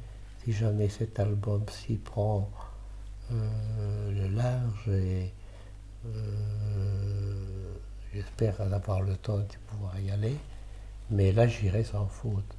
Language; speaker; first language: French; early bilingual, other home language; Italian